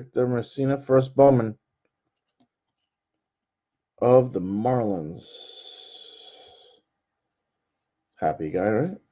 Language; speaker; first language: English; native; English